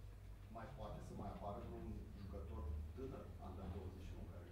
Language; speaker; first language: Romanian; native; Romanian